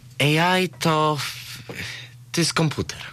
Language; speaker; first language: Polish; early bilingual, heritage; Polish